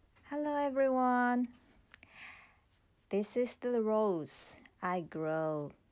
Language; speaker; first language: English; non-native, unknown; Japanese